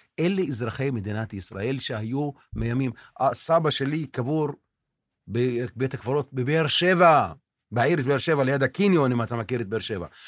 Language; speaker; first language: Hebrew; non-native, local second language; Arabic